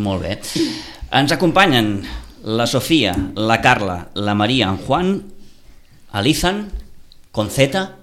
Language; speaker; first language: Catalan; native; Catalan